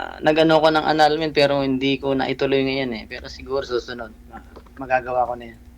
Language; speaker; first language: Filipino; native; Filipino